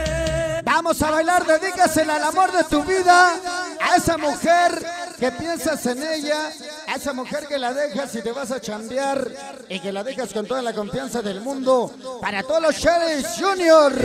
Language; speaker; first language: Spanish; native; Spanish